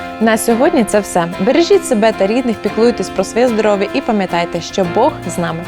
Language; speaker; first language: Ukrainian; native; Ukrainian